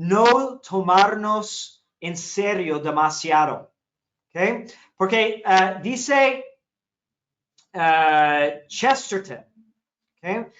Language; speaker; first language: Spanish; non-native, fluent; English